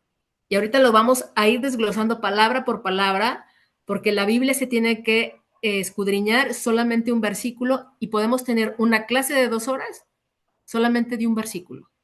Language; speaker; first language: Spanish; native; Spanish